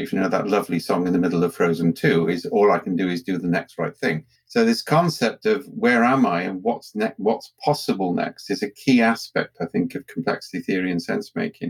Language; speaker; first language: English; native; English